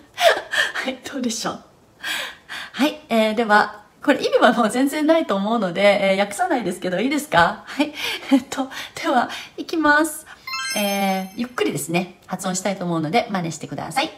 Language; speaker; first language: Japanese; early bilingual, heritage; Japanese